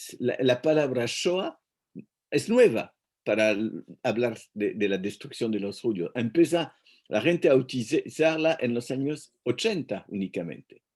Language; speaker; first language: Spanish; non-native, fluent; French